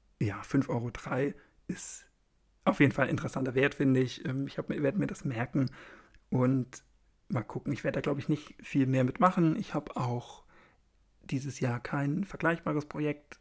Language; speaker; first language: German; native; German